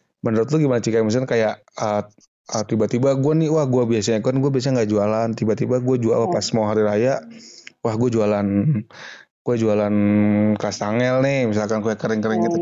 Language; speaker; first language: Indonesian; native; Indonesian